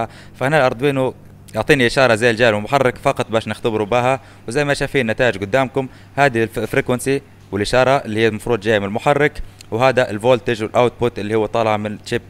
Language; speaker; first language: Arabic; native; Arabic